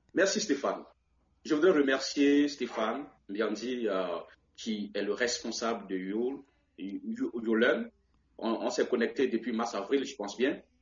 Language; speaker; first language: French; non-native, local second language; Baoulé